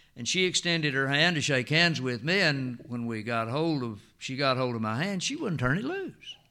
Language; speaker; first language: English; native; English